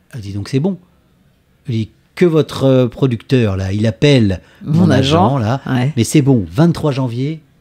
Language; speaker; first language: French; native; French